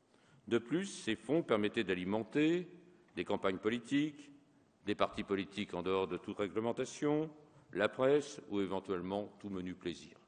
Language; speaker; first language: French; native; French